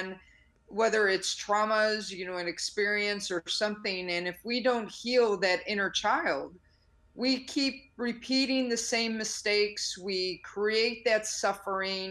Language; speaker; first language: English; native; English